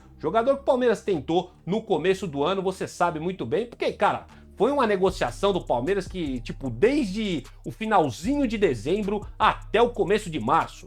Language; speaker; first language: Portuguese; native; Portuguese